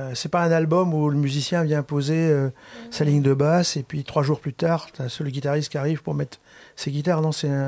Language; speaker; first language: French; native; French